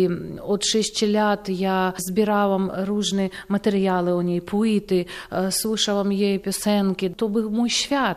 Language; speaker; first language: Polish; non-native, fluent; Russian